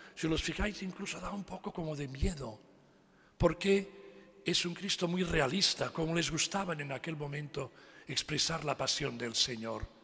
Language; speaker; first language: Spanish; non-native, local second language; Catalan